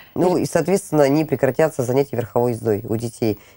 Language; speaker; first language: Russian; native; Russian